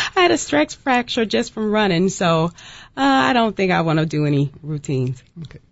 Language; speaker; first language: English; native; English